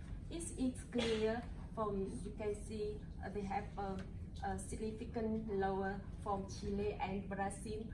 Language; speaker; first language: English; non-native, learner; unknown